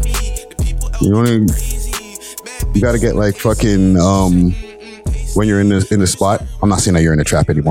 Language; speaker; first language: English; native; English